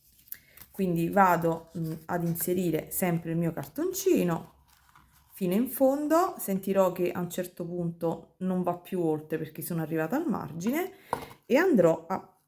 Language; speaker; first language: Italian; native; Italian